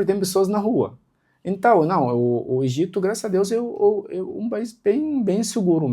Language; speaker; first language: Portuguese; non-native, local second language; Arabic